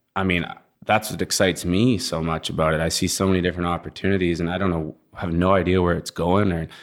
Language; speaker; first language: English; native; English